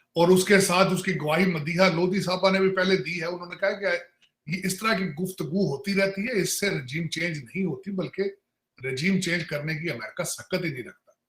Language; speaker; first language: Urdu; native; Urdu